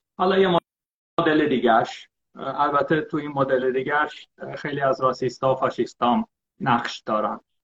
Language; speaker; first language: Persian; early bilingual, heritage; Persian